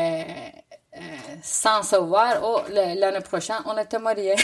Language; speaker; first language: French; non-native, fluent; Turkish